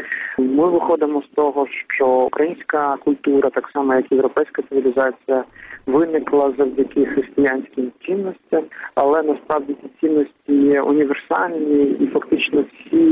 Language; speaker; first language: Ukrainian; native; Ukrainian